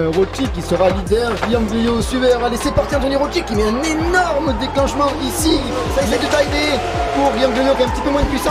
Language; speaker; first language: French; native; French